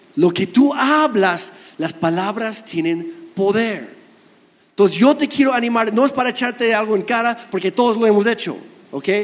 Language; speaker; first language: Spanish; non-native, fluent; English